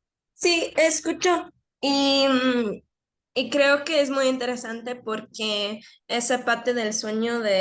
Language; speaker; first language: Spanish; early bilingual, heritage; Spanish